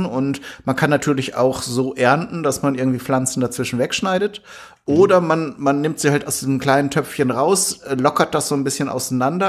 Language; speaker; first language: German; native; German